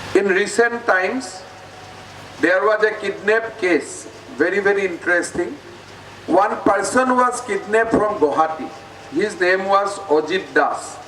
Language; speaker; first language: English; non-native, local second language; Assamese